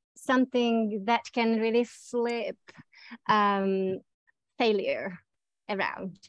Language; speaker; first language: English; native; English